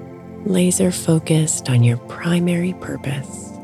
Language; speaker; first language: English; native; English